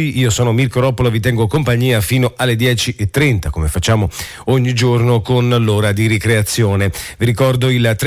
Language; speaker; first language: Italian; native; Italian